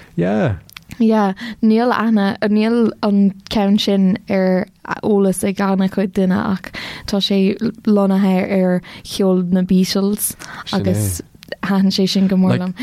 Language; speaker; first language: Irish; non-native, local second language; English